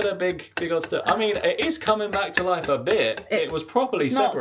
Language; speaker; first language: English; native; English